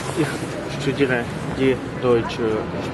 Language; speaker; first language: German; non-native, learner; Ukrainian